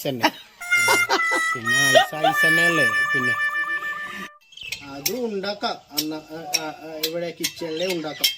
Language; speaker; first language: Malayalam; non-native, learner; Hindi